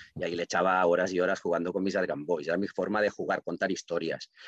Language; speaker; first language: Spanish; non-native, local second language; Catalan